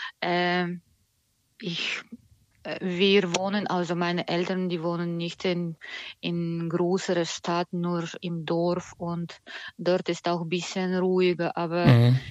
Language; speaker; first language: German; non-native, learner; Ukrainian